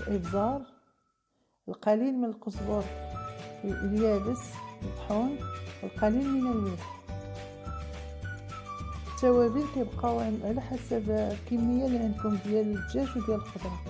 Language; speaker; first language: Arabic; native; Arabic